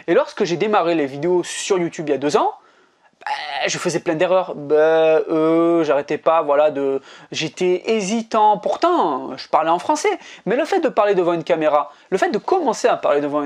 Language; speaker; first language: French; native; French